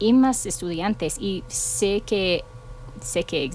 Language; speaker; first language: Spanish; non-native, fluent; English